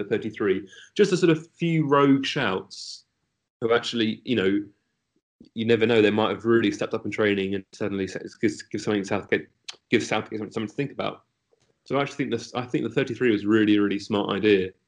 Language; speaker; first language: English; native; English